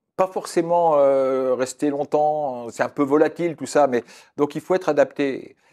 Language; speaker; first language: French; native; French